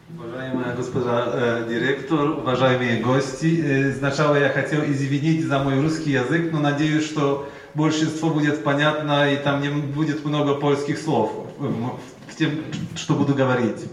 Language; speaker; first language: Russian; non-native, learner; Polish